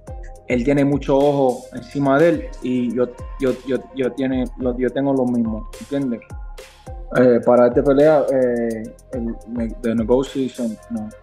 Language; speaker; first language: Spanish; early bilingual, heritage; Spanish